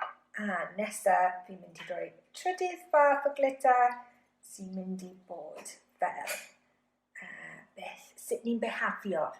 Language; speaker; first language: Welsh; non-native, local second language; English